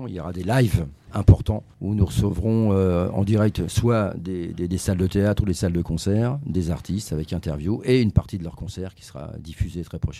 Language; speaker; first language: French; native; French